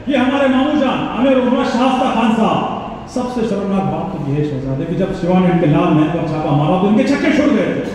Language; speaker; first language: Hindi; non-native, local second language; Marathi